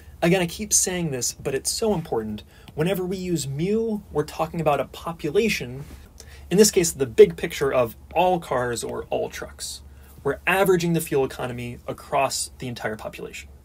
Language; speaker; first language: English; native; English